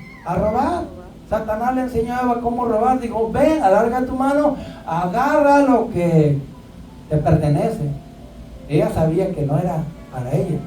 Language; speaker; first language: Spanish; native; Spanish